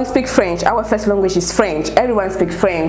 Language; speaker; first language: English; non-native, local second language; French